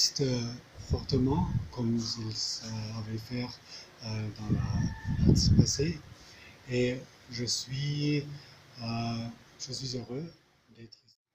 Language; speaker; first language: French; non-native, fluent; German